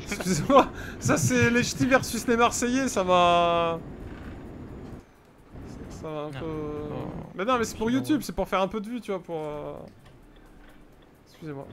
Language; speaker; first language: French; native; French